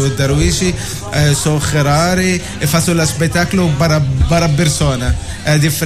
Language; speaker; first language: Spanish; non-native, learner; Arabic